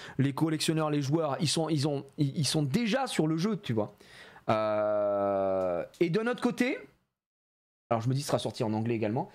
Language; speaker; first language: French; native; French